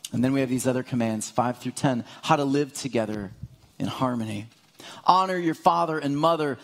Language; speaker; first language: English; native; English